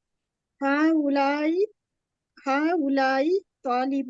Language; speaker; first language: Arabic; non-native, learner; Urdu